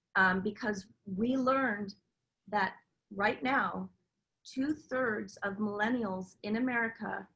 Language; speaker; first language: English; native; English